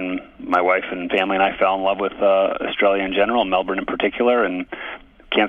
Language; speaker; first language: English; native; English